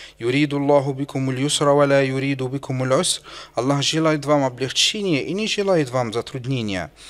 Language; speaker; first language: Russian; non-native, fluent; Arabic